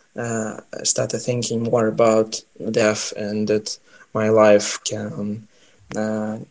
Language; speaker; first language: English; non-native, fluent; Ukrainian